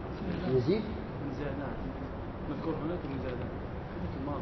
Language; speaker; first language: Arabic; native; Arabic